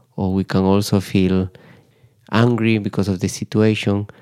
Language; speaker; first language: English; non-native, fluent; Spanish